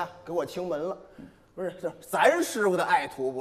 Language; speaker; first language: Chinese; native; Chinese